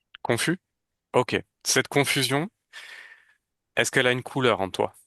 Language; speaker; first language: French; native; French